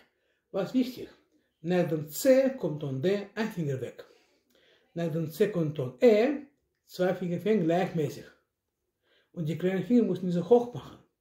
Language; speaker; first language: German; non-native, learner; Russian